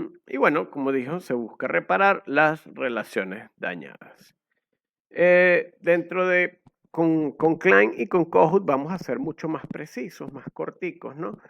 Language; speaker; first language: Spanish; native; Spanish